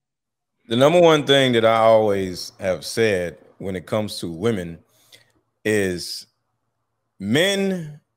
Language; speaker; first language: English; native; English